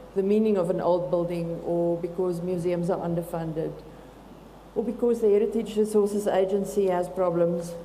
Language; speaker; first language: English; non-native, local second language; Afrikaans